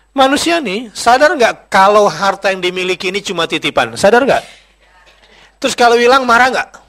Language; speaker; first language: Indonesian; non-native, local second language; Madurese